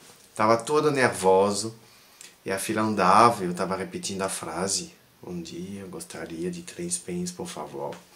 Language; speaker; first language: Portuguese; non-native, fluent; French